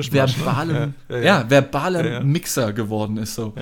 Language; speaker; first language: German; native; German